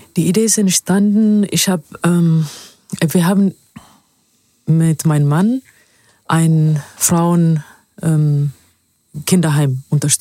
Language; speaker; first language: German; non-native, fluent; Amharic